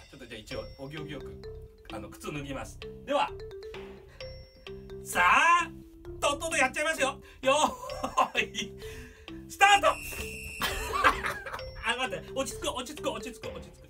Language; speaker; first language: Japanese; native; Japanese